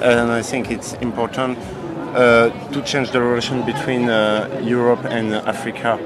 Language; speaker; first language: English; non-native, learner; French